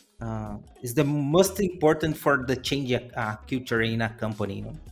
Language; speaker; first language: English; non-native, learner; Portuguese